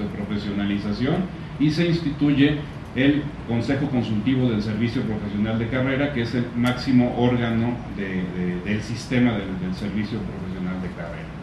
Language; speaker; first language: Spanish; native; Spanish